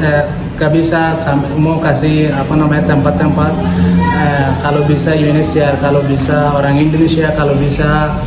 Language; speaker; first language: Indonesian; non-native, learner; Rohingya